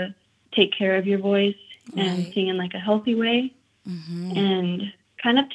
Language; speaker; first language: English; native; English